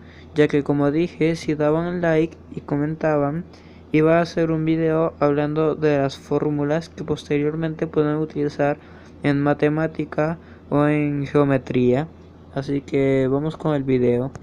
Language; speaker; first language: Spanish; native; Spanish